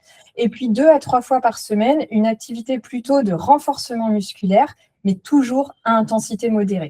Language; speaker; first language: French; native; French